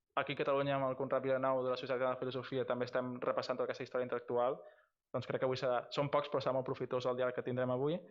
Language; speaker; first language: Catalan; non-native, local second language; Spanish